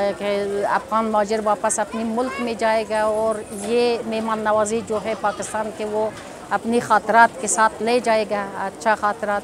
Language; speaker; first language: Hindi; non-native, learner; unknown